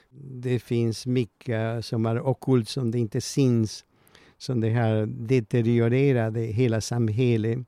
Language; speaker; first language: Swedish; non-native, learner; Spanish